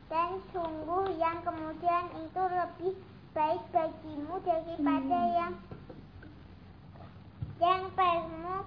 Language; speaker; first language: Indonesian; native; Indonesian